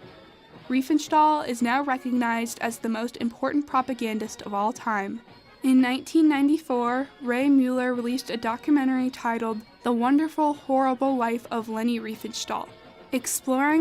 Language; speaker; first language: English; native; English